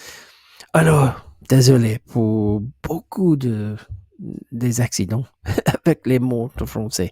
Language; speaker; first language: French; non-native, learner; English